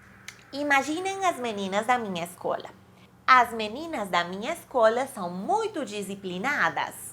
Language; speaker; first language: Portuguese; non-native, fluent; Spanish